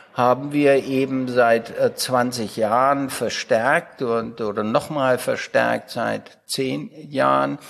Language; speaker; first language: German; native; German